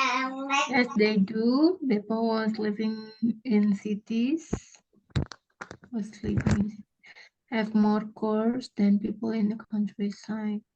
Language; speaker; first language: English; non-native, fluent; Indonesian